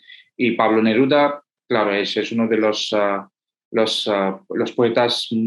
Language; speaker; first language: Spanish; non-native, fluent; Hindi